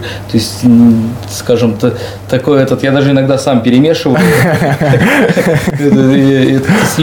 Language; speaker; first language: Russian; native; Russian